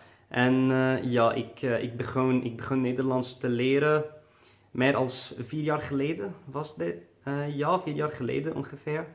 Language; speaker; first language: Dutch; non-native, learner; Arabic